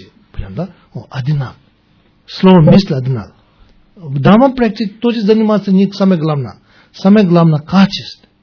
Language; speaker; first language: Russian; non-native, learner; Tibetan